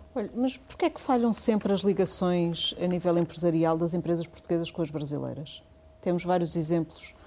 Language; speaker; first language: Portuguese; native; Portuguese